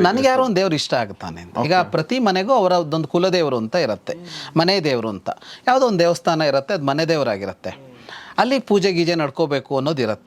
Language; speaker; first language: Kannada; native; Kannada